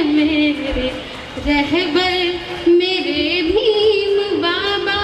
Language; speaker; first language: Hindi; native; Hindi